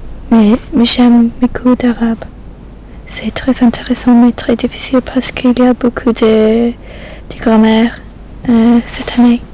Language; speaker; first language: French; non-native, learner; English